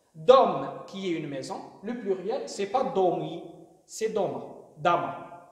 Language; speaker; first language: French; non-native, local second language; Arabic